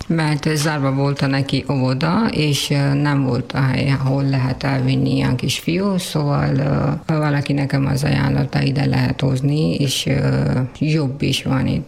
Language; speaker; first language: Hungarian; non-native, learner; Urdu